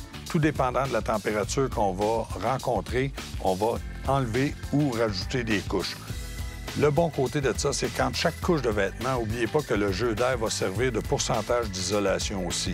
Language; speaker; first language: French; native; French